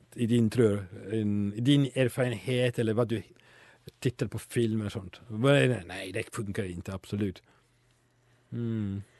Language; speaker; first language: Swedish; non-native, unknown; Italian